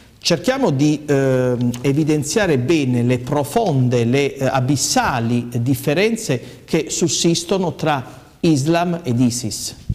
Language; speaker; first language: Italian; native; Italian